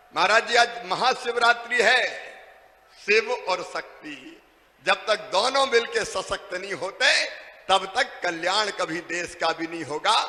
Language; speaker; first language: Hindi; native; Hindi